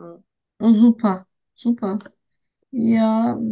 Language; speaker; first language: German; non-native, learner; Turkish